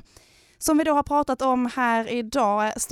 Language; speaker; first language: Swedish; native; Swedish